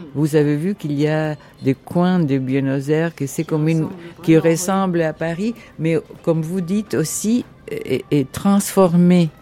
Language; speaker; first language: French; non-native, fluent; Spanish